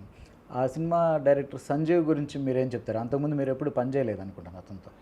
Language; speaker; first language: Telugu; native; Telugu